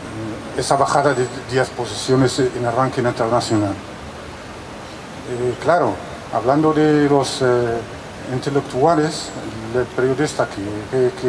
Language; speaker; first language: Spanish; non-native, fluent; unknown